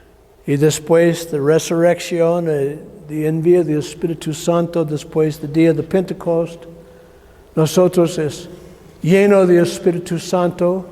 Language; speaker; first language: Spanish; non-native, learner; English